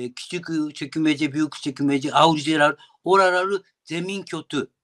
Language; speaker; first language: Turkish; non-native, learner; Japanese